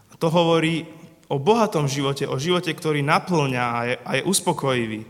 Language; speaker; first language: Slovak; native; Slovak